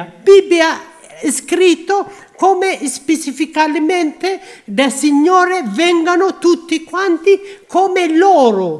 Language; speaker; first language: Italian; non-native, learner; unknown